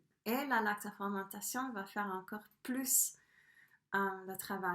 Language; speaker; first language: French; non-native, fluent; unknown